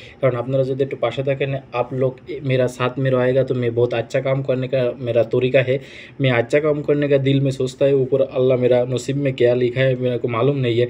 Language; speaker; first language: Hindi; non-native, learner; Bangla